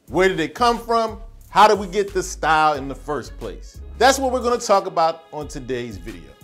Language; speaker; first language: English; native; English